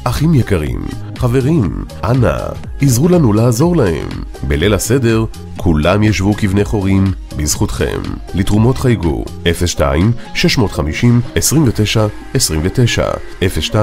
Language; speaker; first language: Hebrew; native; Hebrew